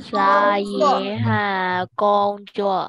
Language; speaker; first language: Chinese; non-native, learner; Burmese